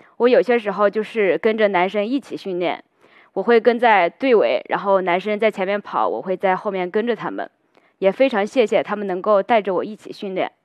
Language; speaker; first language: Chinese; native; Chinese